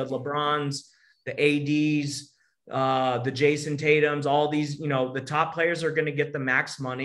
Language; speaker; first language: English; native; English